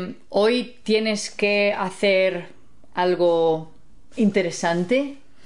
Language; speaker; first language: Spanish; native; Spanish